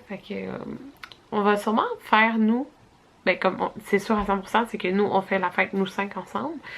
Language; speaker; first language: French; native; French